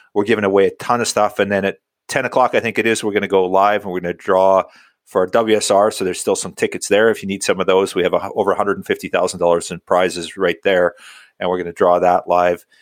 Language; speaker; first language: English; native; English